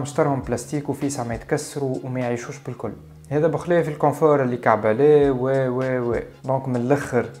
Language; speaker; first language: Arabic; native; Arabic